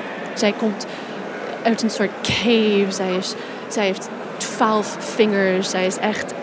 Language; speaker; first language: Dutch; non-native, fluent; English